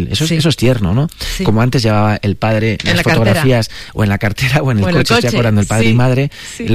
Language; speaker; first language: Spanish; native; Spanish